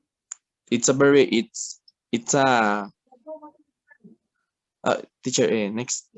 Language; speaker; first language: English; non-native, learner; Spanish